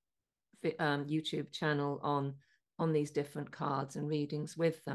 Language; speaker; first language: English; native; English